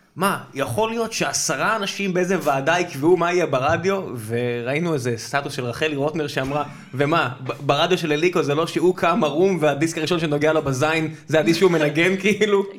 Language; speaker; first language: Hebrew; early bilingual, other home language; Russian